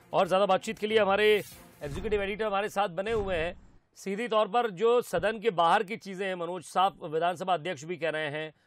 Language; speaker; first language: Hindi; native; Hindi